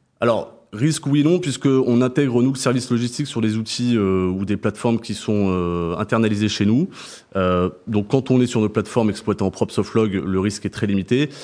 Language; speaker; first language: French; native; French